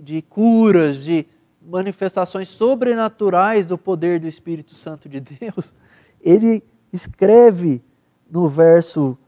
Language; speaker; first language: Portuguese; native; Portuguese